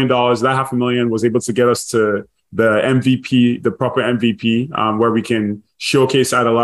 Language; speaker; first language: English; non-native, local second language; Igbo